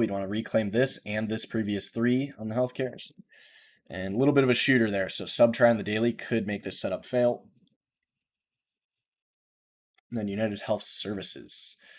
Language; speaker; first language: English; native; English